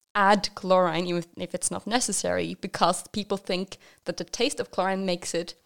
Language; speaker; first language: English; non-native, fluent; Norwegian